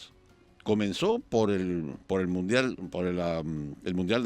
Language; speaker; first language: Spanish; native; Spanish